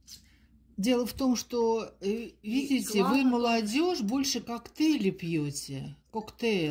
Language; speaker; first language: Russian; native; Russian